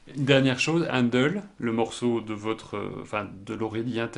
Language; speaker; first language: French; native; French